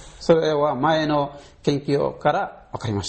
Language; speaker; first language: Japanese; non-native, learner; Bangla